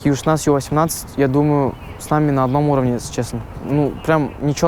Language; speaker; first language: Russian; native; Russian